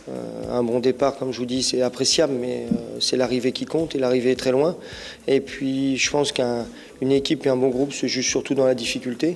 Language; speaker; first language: French; native; French